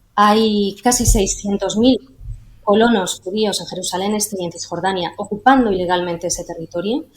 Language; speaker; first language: Spanish; native; Spanish